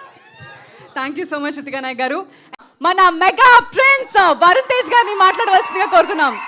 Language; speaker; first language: Telugu; native; Telugu